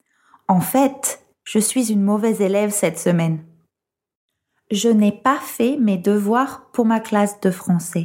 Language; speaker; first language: French; non-native, fluent; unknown